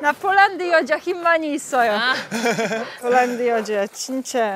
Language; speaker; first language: Korean; non-native, learner; Polish